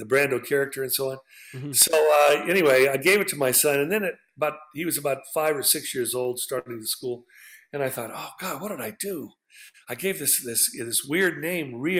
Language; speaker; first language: English; native; English